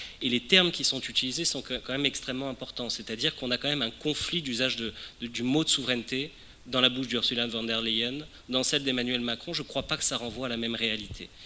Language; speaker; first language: French; native; French